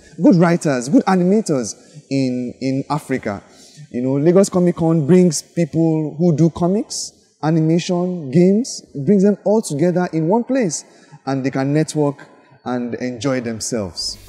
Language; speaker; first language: English; non-native, local second language; Yoruba